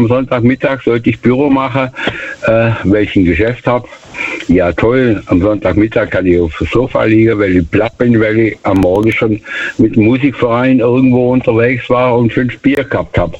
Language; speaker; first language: German; native; German